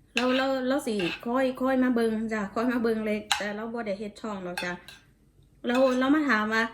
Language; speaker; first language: Thai; non-native, local second language; Northeastern Thai